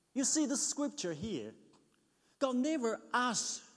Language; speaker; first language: English; non-native, fluent; Chinese